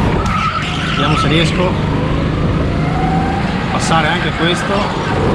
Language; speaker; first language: Italian; native; Italian